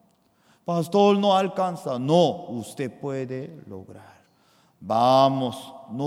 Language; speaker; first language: Spanish; non-native, fluent; Korean